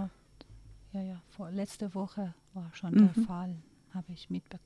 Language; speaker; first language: German; non-native, fluent; Persian